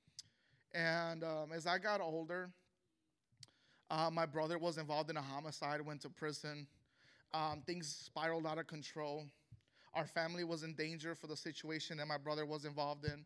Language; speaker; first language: English; native; English